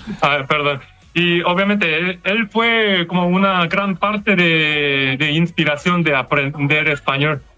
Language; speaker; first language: Spanish; non-native, learner; Korean